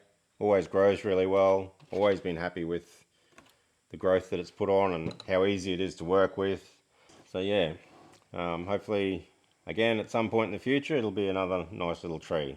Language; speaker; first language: English; native; English